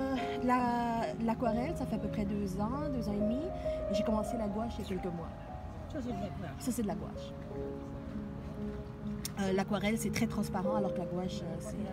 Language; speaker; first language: French; non-native, fluent; Spanish